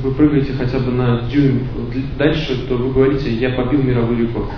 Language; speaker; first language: Russian; native; Russian